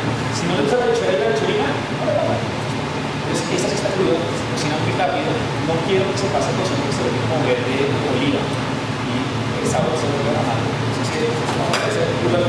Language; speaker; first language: Spanish; native; Spanish